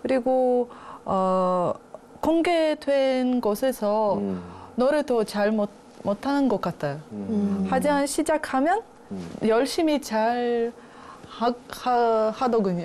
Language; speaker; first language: Korean; non-native, learner; Russian